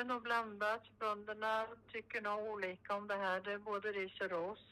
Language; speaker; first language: Swedish; native; Swedish